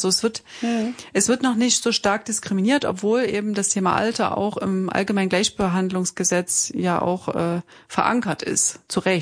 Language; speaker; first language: German; native; German